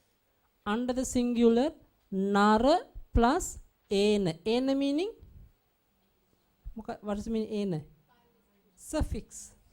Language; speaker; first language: English; non-native, learner; Sinhala